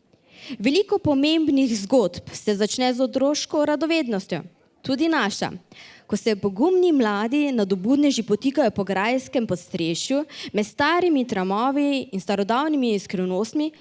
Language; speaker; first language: Slovenian; native; Slovenian